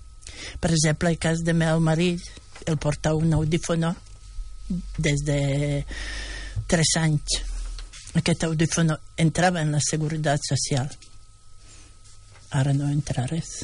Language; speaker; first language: Catalan; non-native, fluent; Bosnian